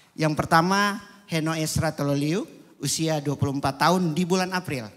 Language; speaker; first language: Indonesian; native; Indonesian